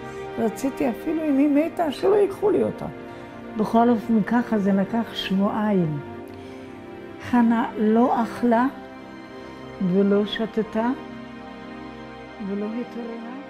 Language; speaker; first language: Hebrew; non-native, fluent; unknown